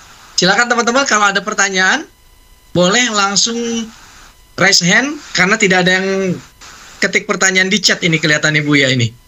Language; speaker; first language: Indonesian; native; Indonesian